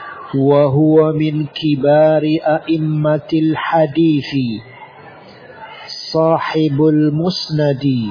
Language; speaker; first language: Arabic; non-native, fluent; Indonesian